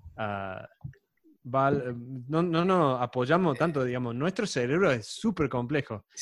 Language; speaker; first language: Spanish; non-native, fluent; English